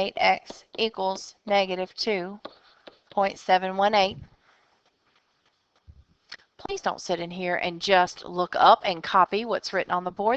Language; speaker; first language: English; native; English